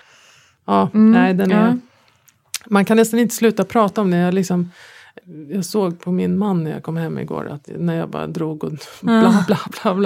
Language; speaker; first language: Swedish; native; Swedish